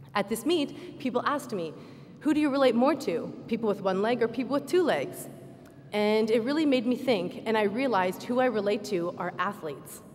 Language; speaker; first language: English; native; English